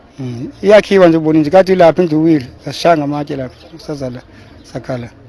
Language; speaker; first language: Zulu; native; Zulu